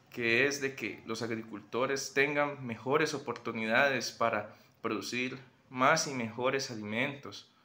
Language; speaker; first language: Spanish; native; Spanish